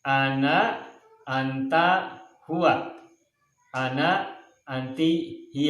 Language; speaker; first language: Arabic; non-native, fluent; Indonesian